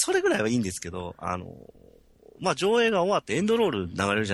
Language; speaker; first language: Japanese; native; Japanese